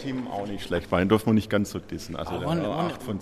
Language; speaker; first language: German; native; German